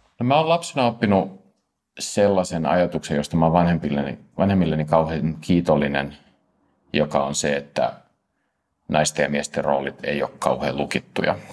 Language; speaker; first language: Finnish; native; Finnish